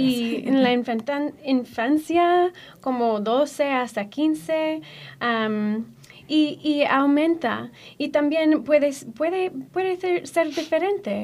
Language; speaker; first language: Spanish; non-native, fluent; English